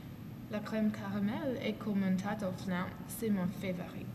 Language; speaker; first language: French; non-native, learner; English